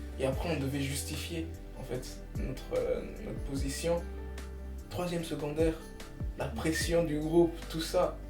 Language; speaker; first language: French; early bilingual, other home language; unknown